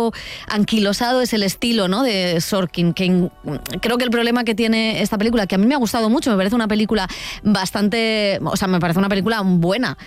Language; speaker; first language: Spanish; native; Spanish